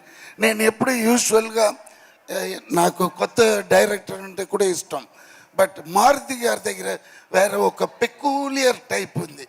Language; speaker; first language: Telugu; non-native, learner; Tamil